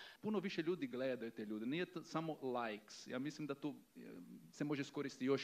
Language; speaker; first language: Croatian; non-native, learner; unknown